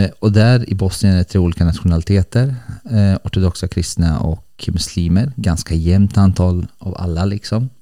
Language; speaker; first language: Swedish; early bilingual, other home language; Bosnian